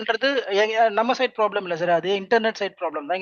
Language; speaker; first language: Tamil; native; Tamil